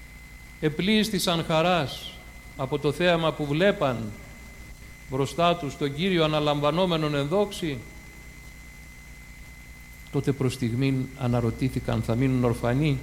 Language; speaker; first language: Greek; native; Greek